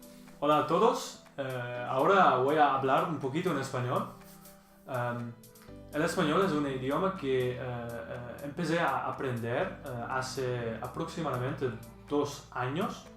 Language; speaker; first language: Spanish; non-native, learner; Dutch